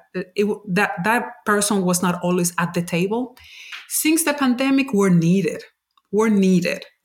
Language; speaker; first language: English; non-native, fluent; Spanish